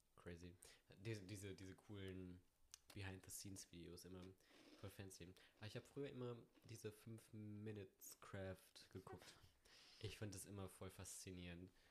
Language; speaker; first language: German; native; German